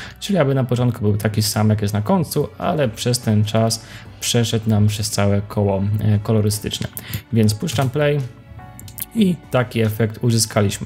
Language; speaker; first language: Polish; native; Polish